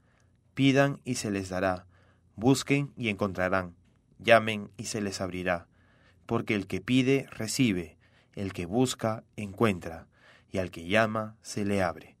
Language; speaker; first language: Spanish; native; Spanish